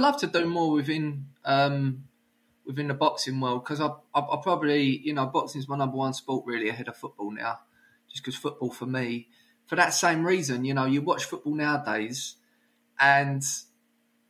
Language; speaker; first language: English; native; English